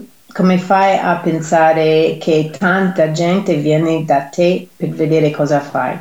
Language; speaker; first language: Italian; native; Italian